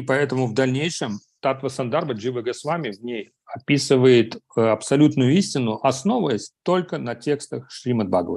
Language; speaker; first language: Russian; native; Russian